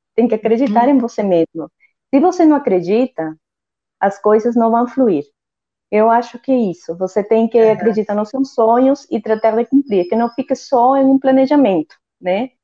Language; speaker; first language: Portuguese; non-native, fluent; Spanish